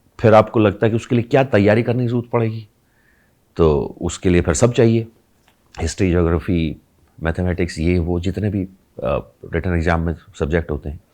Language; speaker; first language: Hindi; native; Hindi